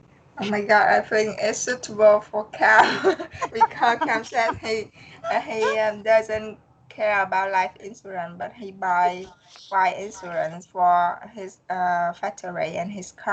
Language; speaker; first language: English; non-native, learner; Vietnamese